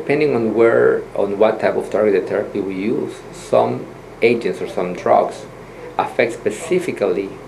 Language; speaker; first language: English; non-native, fluent; Spanish